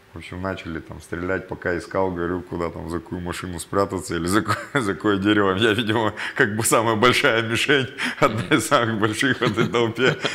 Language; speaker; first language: Russian; native; Russian